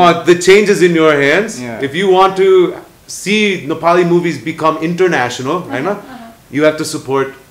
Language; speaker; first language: Nepali; non-native, learner; English